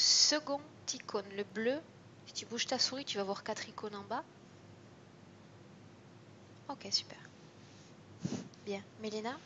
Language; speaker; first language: French; native; French